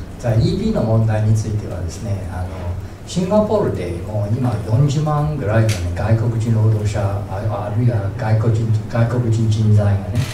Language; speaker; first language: Japanese; non-native, fluent; Chinese